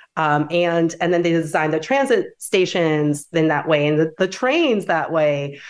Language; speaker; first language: English; native; English